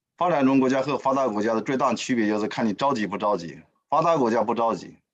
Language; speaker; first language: Chinese; native; Chinese